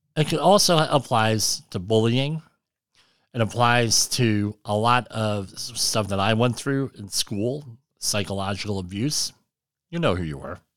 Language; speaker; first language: English; native; English